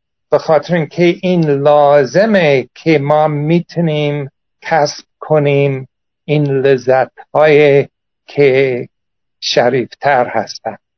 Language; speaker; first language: Persian; non-native, fluent; English